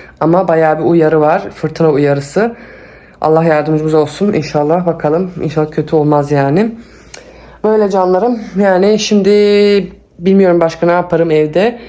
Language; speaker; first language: Turkish; early bilingual, heritage; Turkish